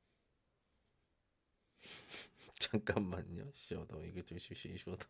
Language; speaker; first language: Chinese; non-native, learner; Korean